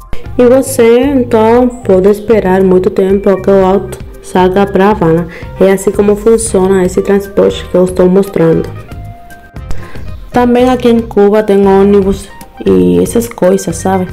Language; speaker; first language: Portuguese; non-native, learner; Spanish